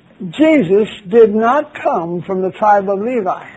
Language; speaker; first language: English; native; English